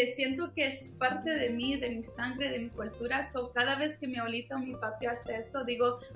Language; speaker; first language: Spanish; early bilingual, heritage; Spanish